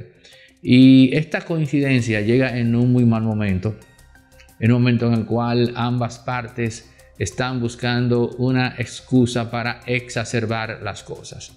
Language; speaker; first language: Spanish; native; Spanish